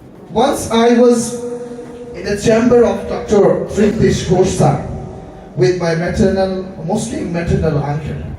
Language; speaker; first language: English; non-native, local second language; Bangla